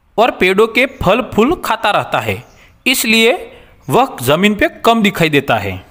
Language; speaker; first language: Hindi; non-native, local second language; Gujarati